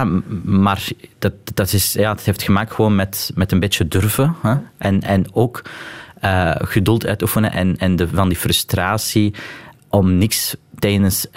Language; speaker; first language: Dutch; non-native, local second language; Arabic